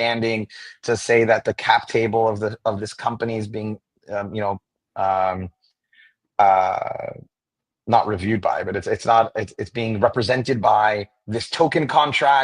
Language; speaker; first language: English; native; English